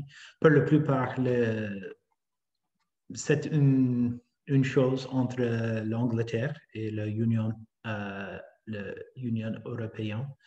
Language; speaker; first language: French; non-native, fluent; English